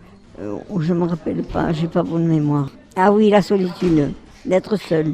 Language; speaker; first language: French; native; French